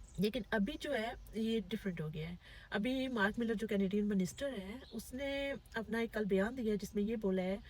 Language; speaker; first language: Urdu; native; Urdu